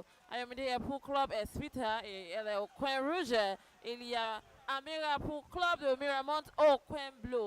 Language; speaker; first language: French; non-native, learner; Yoruba